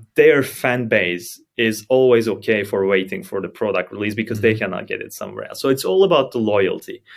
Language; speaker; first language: English; non-native, fluent; Turkish